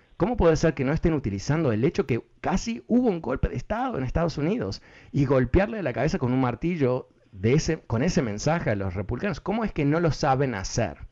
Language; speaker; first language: Spanish; early bilingual, heritage; Spanish